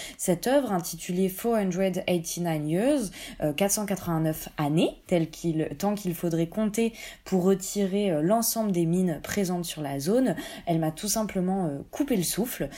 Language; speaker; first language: French; native; French